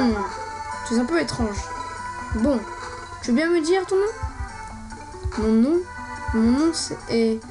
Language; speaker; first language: French; native; French